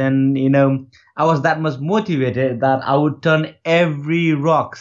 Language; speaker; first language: English; non-native, local second language; Nepali